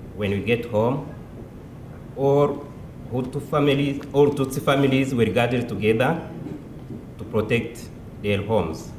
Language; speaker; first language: English; non-native, local second language; Kinyarwanda